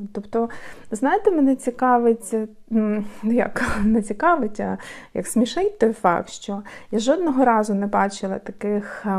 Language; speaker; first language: Ukrainian; native; Ukrainian